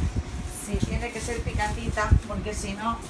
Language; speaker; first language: Spanish; native; Spanish